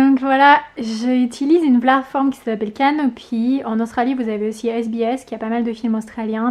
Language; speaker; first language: French; native; French